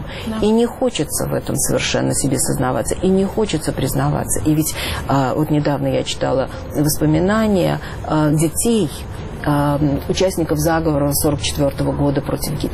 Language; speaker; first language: Russian; native; Russian